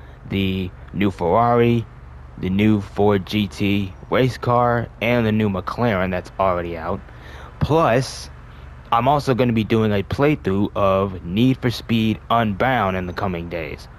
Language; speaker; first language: English; native; English